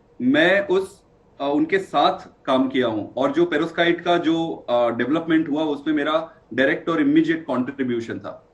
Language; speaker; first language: Hindi; native; Hindi